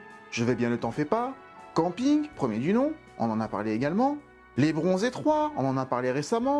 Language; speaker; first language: French; native; French